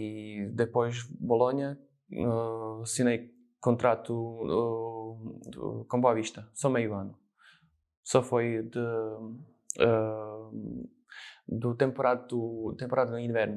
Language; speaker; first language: Portuguese; non-native, fluent; Slovak